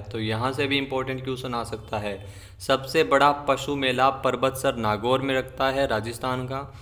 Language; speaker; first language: Hindi; native; Hindi